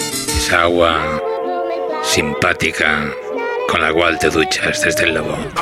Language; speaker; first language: Spanish; native; Spanish